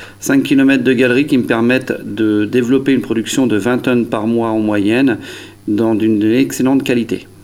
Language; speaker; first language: French; native; French